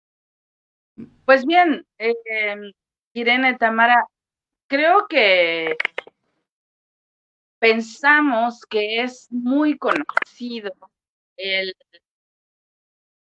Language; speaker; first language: Spanish; native; Spanish